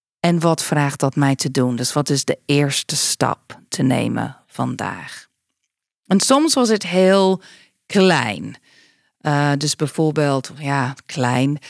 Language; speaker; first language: Dutch; non-native, fluent; English